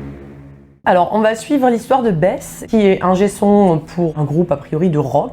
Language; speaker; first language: French; native; French